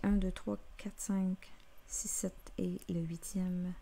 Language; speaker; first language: French; native; French